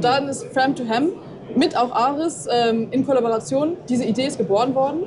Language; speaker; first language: German; native; German